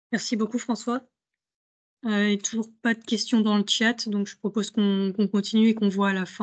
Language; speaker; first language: French; native; French